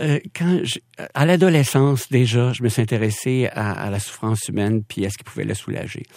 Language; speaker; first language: French; native; French